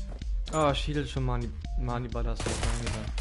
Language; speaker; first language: Korean; non-native, fluent; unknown